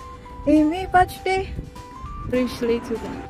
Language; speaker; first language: Russian; non-native, learner; Filipino